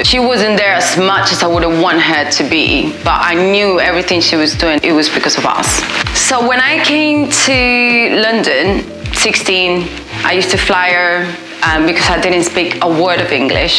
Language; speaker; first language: English; non-native, fluent; Spanish